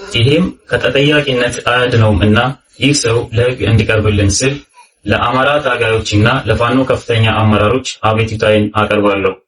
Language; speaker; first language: Amharic; native; Amharic